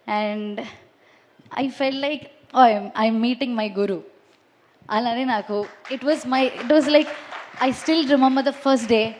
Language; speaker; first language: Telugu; non-native, learner; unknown